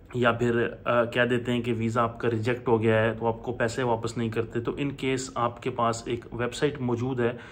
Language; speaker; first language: Urdu; non-native, local second language; Punjabi